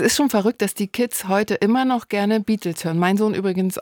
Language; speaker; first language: German; native; German